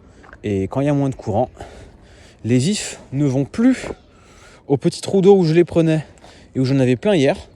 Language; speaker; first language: French; native; French